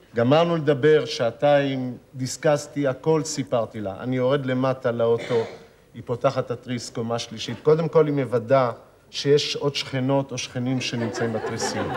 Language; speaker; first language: Hebrew; native; Hebrew